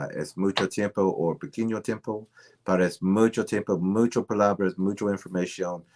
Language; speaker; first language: Spanish; non-native, learner; English